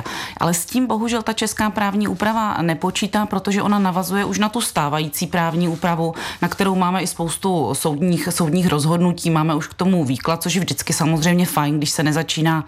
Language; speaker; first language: Czech; native; Czech